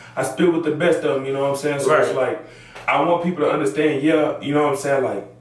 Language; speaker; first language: English; native; English